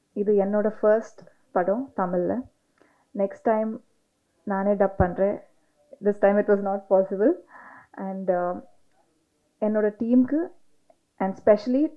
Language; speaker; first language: Tamil; non-native, learner; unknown